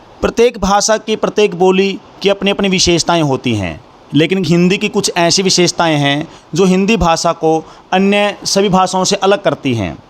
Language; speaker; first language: Hindi; native; Hindi